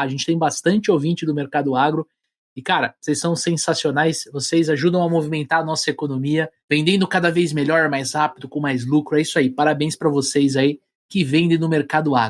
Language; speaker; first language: Portuguese; native; Portuguese